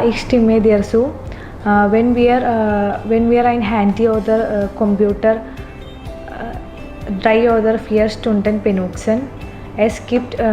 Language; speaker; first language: German; non-native, learner; Malayalam